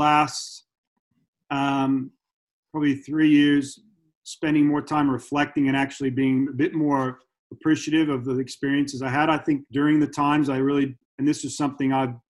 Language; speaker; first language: English; native; English